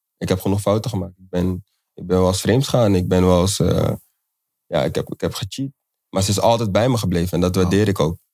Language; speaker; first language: Dutch; native; Dutch